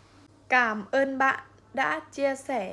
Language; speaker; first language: Vietnamese; non-native, fluent; Lao